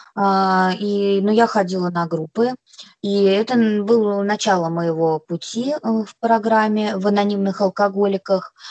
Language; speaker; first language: Russian; native; Russian